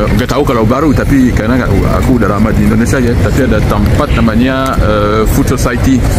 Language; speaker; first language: Indonesian; non-native, fluent; French